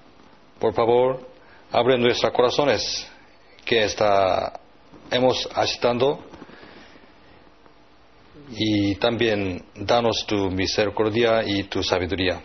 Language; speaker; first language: Spanish; non-native, learner; Korean